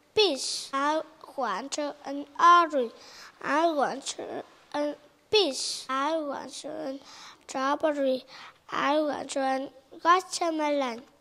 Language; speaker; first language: English; non-native, learner; Vietnamese